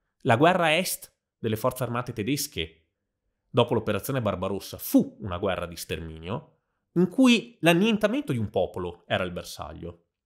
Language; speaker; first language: Italian; native; Italian